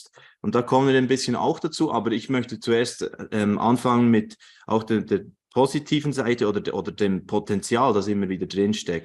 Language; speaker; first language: German; native; German